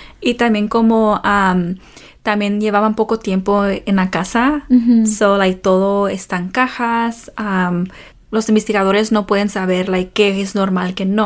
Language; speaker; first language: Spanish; early bilingual, heritage; Spanish